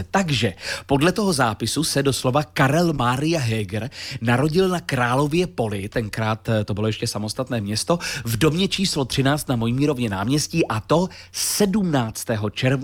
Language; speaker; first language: Czech; native; Czech